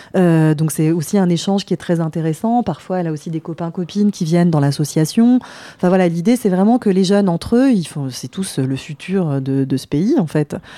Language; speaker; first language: French; native; French